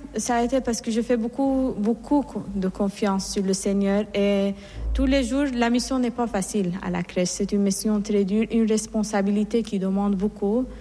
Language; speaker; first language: French; non-native, fluent; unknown